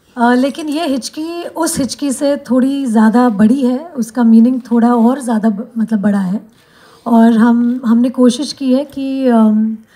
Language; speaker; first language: Hindi; non-native, local second language; Bangla